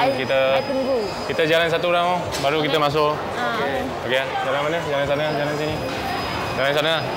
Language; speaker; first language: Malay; non-native, local second language; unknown